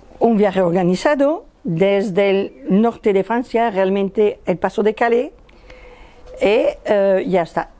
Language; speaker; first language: Spanish; non-native, fluent; French